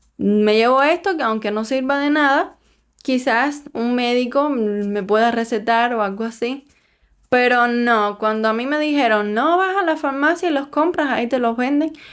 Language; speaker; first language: Spanish; native; Spanish